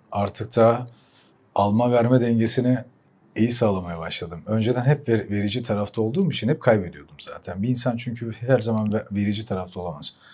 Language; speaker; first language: Turkish; early bilingual, heritage; Turkish